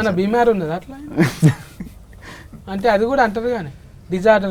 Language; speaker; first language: Telugu; native; Telugu